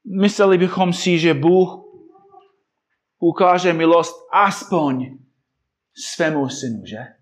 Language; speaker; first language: Czech; non-native, fluent; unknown